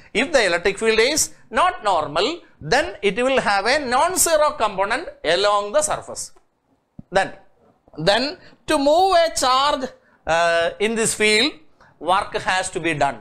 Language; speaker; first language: English; non-native, local second language; Malayalam